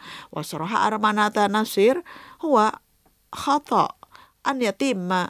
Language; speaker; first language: Arabic; non-native, fluent; Indonesian